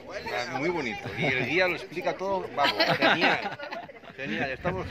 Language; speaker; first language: Spanish; native; Spanish